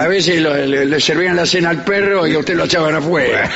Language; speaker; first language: Spanish; native; Spanish